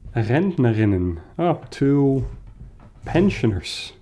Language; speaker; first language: English; non-native, fluent; Dutch